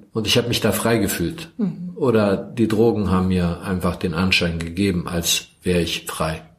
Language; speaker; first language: German; early bilingual, other home language; Croatian